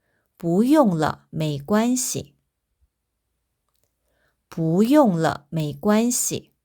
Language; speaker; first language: Chinese; non-native, fluent; Korean